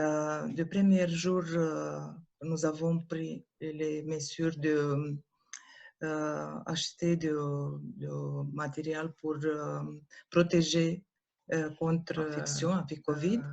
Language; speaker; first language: French; non-native, learner; Romanian